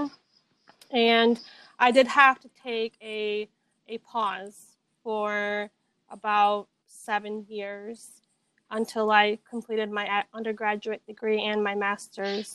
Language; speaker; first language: English; native; English